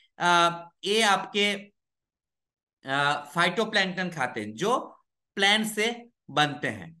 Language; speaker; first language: Hindi; non-native, local second language; Bangla